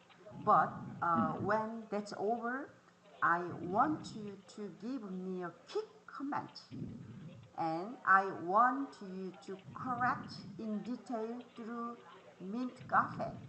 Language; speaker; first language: English; non-native, fluent; Korean